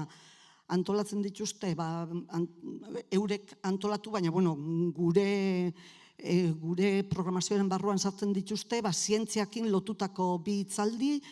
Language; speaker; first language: Basque; native; Basque